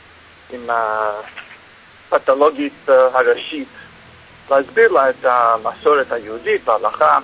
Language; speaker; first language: Hebrew; non-native, fluent; English